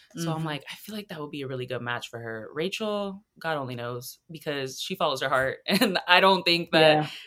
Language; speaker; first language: English; native; English